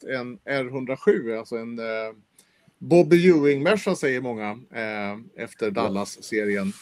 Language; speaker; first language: Swedish; native; Swedish